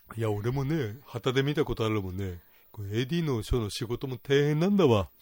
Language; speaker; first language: Japanese; native; Japanese